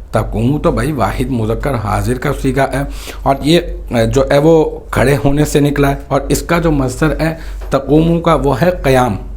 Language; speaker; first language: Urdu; native; Urdu